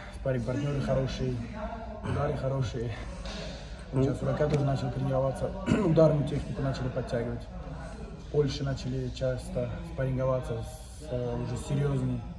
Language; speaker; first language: Russian; non-native, local second language; Uzbek